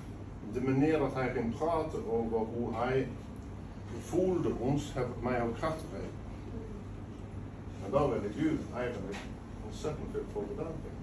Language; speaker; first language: Dutch; non-native, fluent; Norwegian